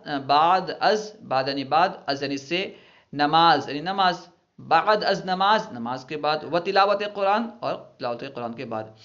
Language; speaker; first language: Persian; non-native, fluent; Urdu